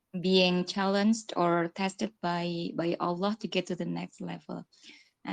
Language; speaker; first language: English; non-native, learner; Indonesian